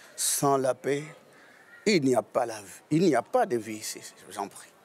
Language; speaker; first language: French; non-native, local second language; Lingala